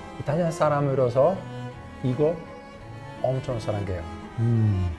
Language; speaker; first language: Korean; non-native, learner; Italian